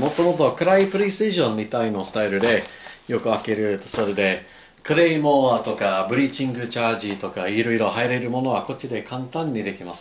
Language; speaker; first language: Japanese; non-native, learner; English